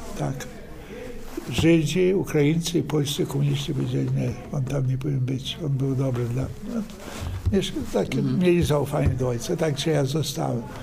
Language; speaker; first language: Polish; native; Polish